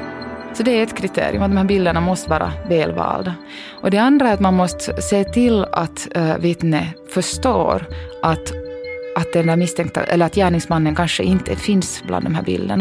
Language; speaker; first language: Swedish; native; Swedish